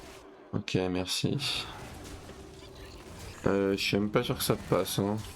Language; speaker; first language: French; native; French